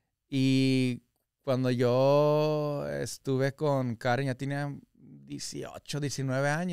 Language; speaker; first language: Spanish; early bilingual, heritage; Spanish